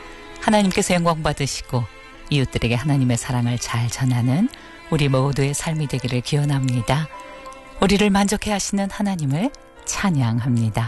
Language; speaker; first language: Korean; native; Korean